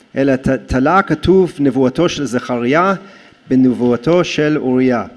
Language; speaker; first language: Hebrew; non-native, fluent; English